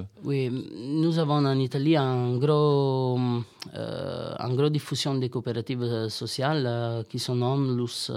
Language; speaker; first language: French; non-native, learner; Italian